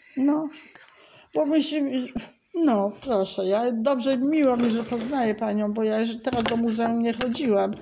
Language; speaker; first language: Polish; native; Polish